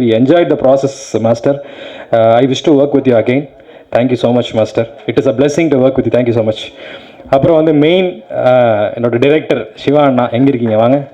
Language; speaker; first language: Tamil; native; Tamil